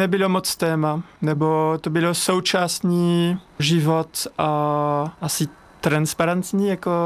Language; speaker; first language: Czech; non-native, learner; French